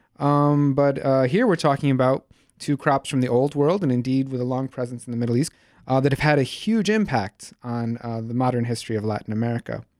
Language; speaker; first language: English; native; English